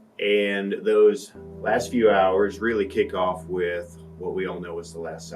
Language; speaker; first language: English; native; English